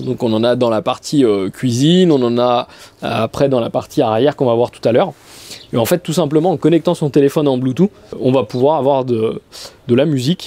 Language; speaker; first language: French; native; French